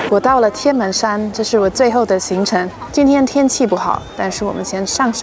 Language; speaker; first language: Chinese; non-native, fluent; English